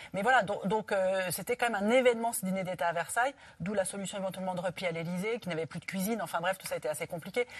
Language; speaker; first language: French; native; French